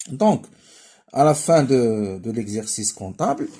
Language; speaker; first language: French; non-native, local second language; Arabic